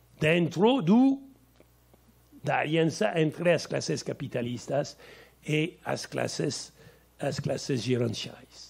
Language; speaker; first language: Portuguese; non-native, learner; French